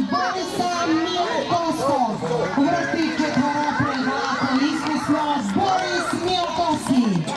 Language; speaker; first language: Bosnian; native; Bosnian